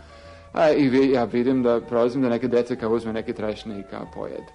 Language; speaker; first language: Serbian; non-native, fluent; English